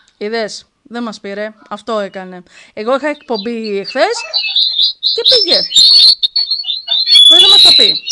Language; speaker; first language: Greek; native; Greek